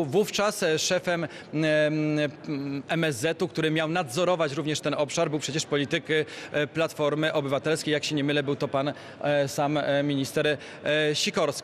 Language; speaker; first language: Polish; native; Polish